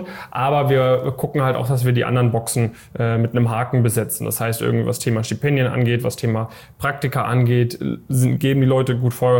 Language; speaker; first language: German; native; German